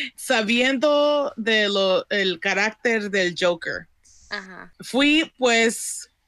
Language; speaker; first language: Spanish; early bilingual, heritage; Spanish